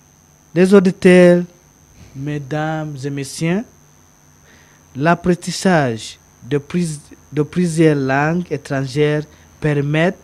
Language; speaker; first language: French; non-native, learner; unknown